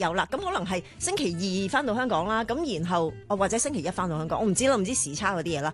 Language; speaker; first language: Cantonese; native; Cantonese